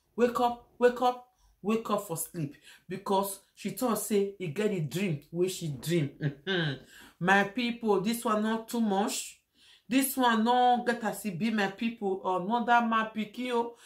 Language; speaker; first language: Nigerian Pidgin; native; Nigerian Pidgin